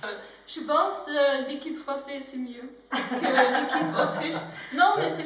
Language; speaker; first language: French; non-native, learner; German